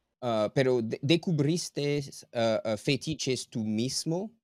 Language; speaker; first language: Spanish; non-native, fluent; English